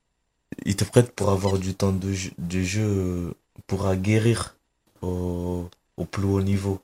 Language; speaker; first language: French; non-native, fluent; Kabuverdianu